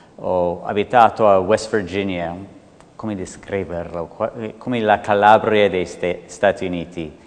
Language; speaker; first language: Italian; non-native, fluent; English